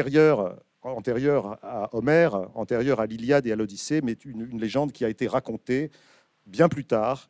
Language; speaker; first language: French; native; French